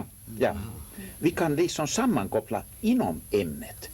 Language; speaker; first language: Swedish; non-native, local second language; Finnish